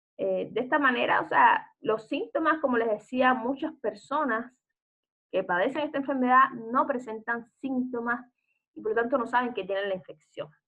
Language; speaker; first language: Spanish; native; Spanish